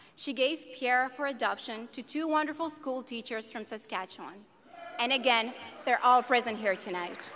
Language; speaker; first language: English; native; English